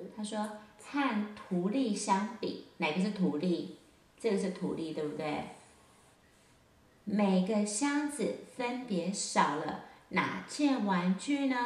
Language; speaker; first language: Chinese; native; Chinese